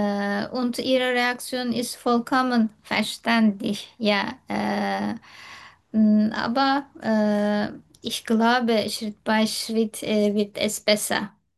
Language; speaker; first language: German; non-native, learner; Turkish